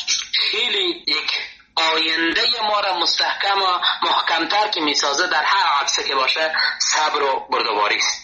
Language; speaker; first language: Persian; native; Persian